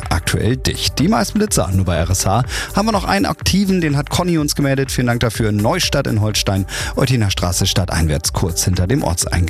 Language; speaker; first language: German; native; German